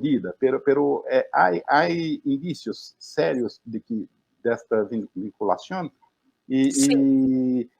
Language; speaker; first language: Spanish; non-native, fluent; Portuguese